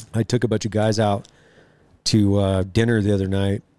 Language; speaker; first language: English; native; English